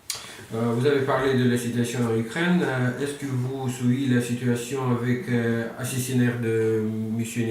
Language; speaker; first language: French; non-native, fluent; Russian